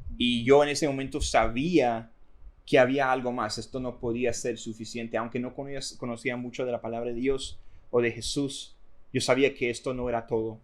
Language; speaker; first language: Spanish; non-native, fluent; English